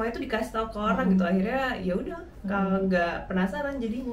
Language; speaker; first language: Indonesian; native; Indonesian